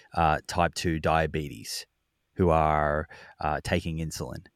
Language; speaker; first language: English; native; English